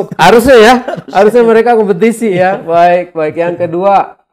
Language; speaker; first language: Indonesian; non-native, local second language; Sundanese